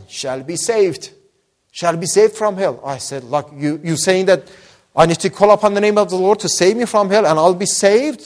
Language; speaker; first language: English; non-native, fluent; Persian